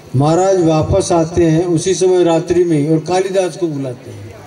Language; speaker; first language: Hindi; non-native, local second language; Gujarati